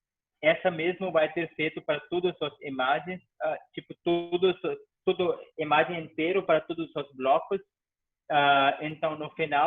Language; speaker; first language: Portuguese; non-native, fluent; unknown